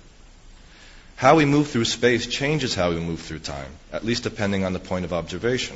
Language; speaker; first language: English; native; English